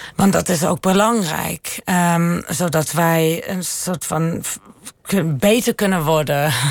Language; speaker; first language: Dutch; early bilingual, heritage; Dutch